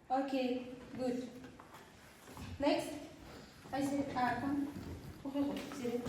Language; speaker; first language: English; non-native, learner; Kazakh